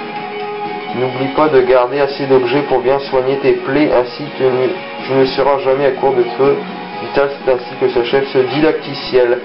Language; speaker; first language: French; native; French